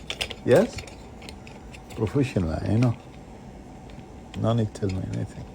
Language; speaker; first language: English; non-native, learner; Arabic